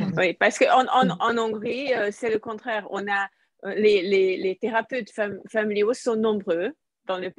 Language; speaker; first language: French; non-native, fluent; Hungarian